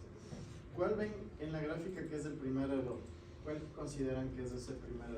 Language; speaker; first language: Spanish; native; Spanish